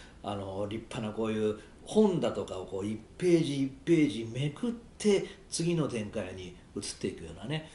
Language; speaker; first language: Japanese; native; Japanese